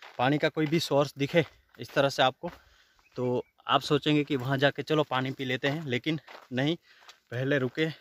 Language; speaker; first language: Hindi; non-native, local second language; Kachhi